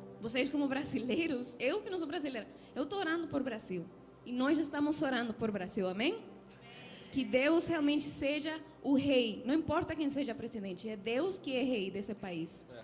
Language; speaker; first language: Portuguese; non-native, fluent; Spanish